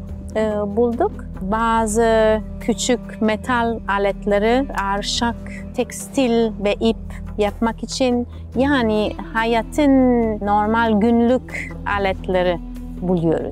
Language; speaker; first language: Turkish; non-native, fluent; Italian